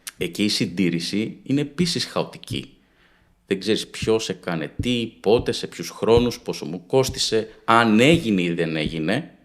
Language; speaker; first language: Greek; native; Greek